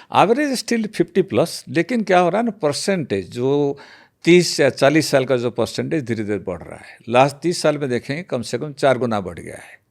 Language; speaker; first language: Hindi; non-native, local second language; Odia